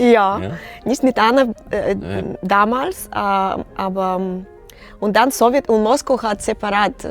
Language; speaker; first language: German; non-native, learner; Russian